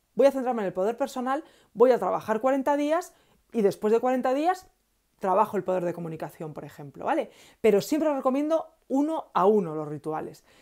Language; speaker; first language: Spanish; native; Spanish